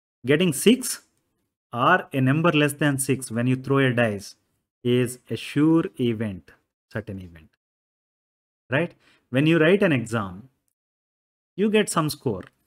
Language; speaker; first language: English; non-native, local second language; Telugu